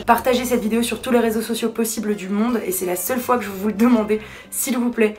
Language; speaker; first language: French; native; French